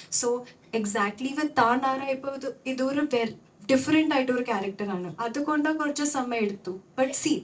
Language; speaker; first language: Malayalam; non-native, local second language; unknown